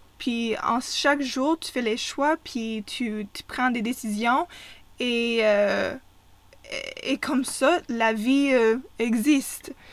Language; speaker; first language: French; non-native, fluent; English